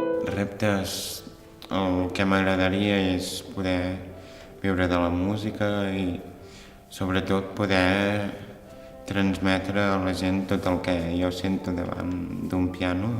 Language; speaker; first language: Catalan; early bilingual, other home language; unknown